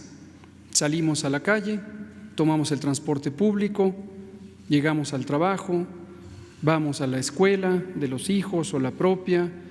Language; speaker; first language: Spanish; native; Spanish